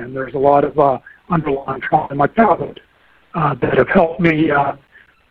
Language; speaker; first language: English; native; English